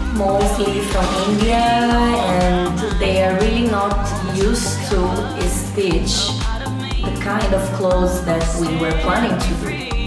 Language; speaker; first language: English; non-native, fluent; Portuguese